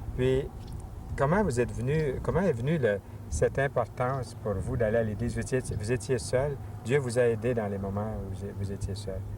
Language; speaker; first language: French; native; French